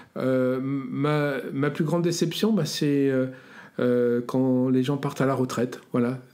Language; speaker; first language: French; native; French